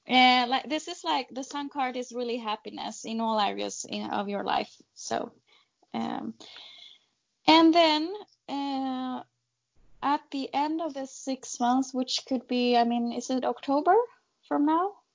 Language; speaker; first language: English; non-native, fluent; Swedish